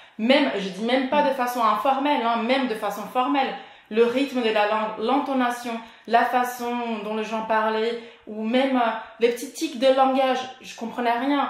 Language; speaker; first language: French; non-native, fluent; Portuguese